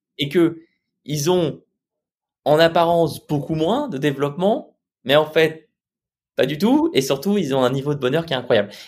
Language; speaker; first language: French; native; French